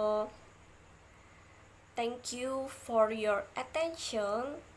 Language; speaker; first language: English; non-native, learner; Indonesian